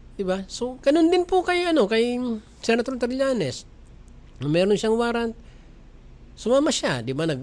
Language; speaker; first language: Filipino; native; Filipino